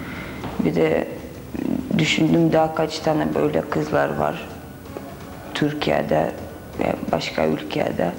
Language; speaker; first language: Turkish; non-native, learner; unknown